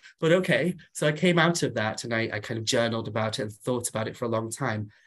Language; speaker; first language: English; non-native, local second language; Welsh